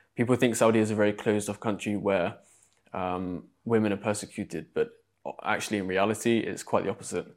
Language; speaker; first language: English; native; English